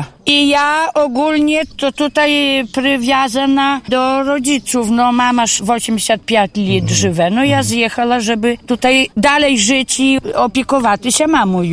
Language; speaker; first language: Polish; non-native, local second language; Ukrainian